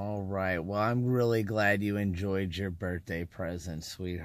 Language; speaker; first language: English; native; English